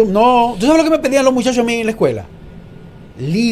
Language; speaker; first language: Spanish; native; Spanish